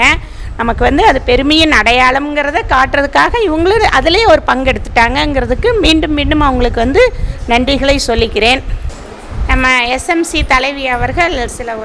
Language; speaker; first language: Tamil; native; Tamil